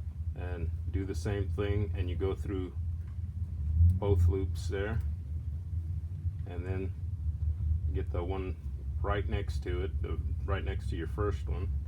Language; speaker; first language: English; native; English